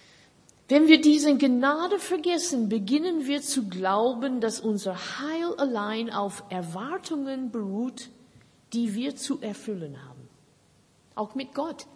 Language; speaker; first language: German; non-native, fluent; English